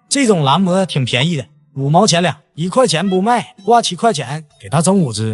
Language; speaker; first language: Chinese; native; Chinese